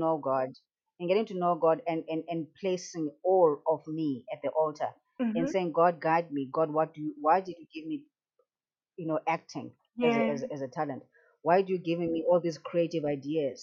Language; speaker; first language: English; non-native, local second language; Xhosa